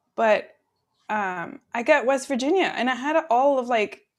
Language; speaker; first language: English; early bilingual, other home language; Spanish